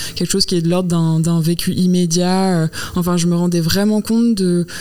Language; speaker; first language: French; native; French